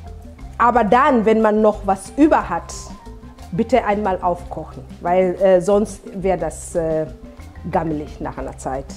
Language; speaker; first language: German; non-native, fluent; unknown